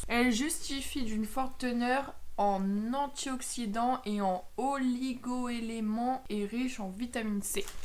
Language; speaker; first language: French; native; French